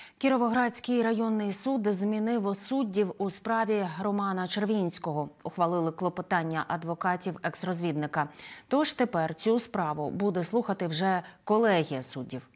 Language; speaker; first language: Ukrainian; native; Ukrainian